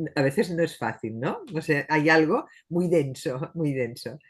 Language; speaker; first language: Spanish; native; Spanish